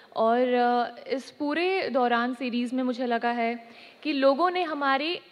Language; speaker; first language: Hindi; native; Hindi